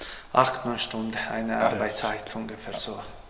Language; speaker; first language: German; non-native, learner; Serbian